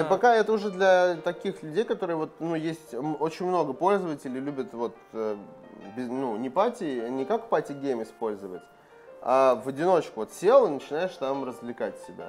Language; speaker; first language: Russian; native; Russian